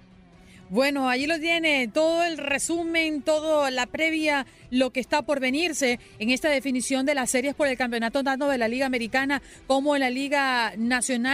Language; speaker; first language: Spanish; native; Spanish